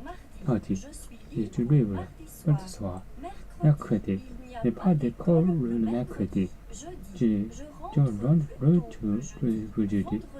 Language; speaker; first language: French; non-native, learner; Japanese